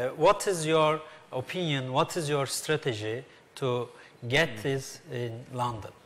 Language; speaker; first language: English; non-native, learner; Turkish